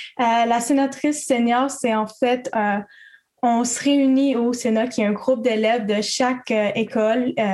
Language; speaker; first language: French; native; French